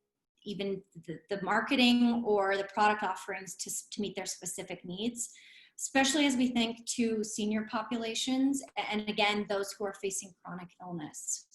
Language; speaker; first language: English; native; English